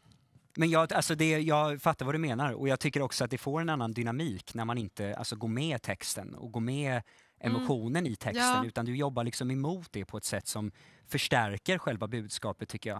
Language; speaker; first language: Swedish; native; Swedish